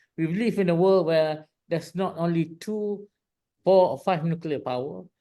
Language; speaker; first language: English; non-native, local second language; Malay